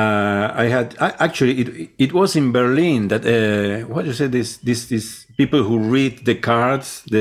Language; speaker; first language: English; non-native, fluent; Spanish